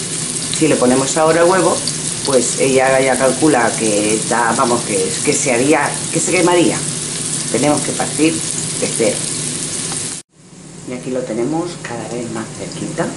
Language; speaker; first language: Spanish; native; Spanish